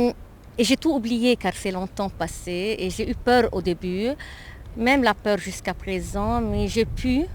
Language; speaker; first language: French; non-native, local second language; Arabic